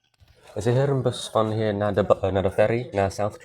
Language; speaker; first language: Dutch; non-native, learner; English